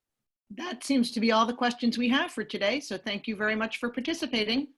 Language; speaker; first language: English; native; English